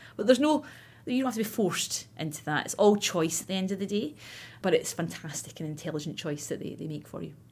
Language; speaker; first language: English; native; English